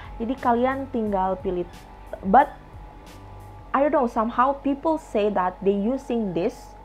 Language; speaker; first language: English; non-native, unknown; Indonesian